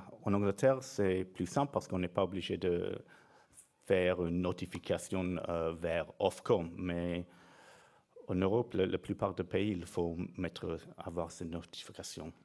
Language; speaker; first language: French; non-native, fluent; English